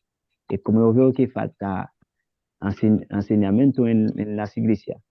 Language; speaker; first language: Spanish; non-native, learner; Haitian Creole